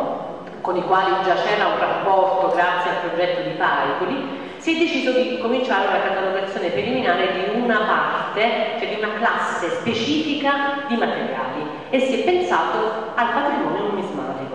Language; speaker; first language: Italian; native; Italian